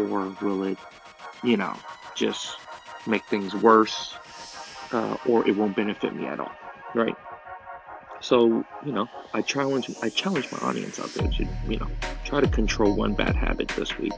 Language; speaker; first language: English; early bilingual, other home language; Chinese